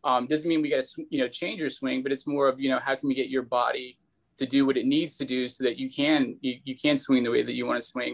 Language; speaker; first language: English; native; English